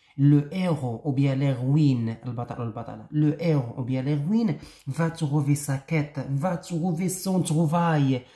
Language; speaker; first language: French; non-native, local second language; Arabic